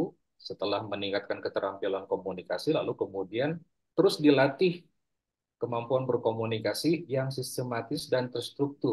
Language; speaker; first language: Indonesian; native; Indonesian